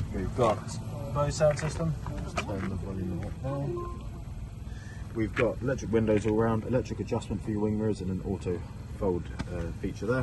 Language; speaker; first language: English; native; English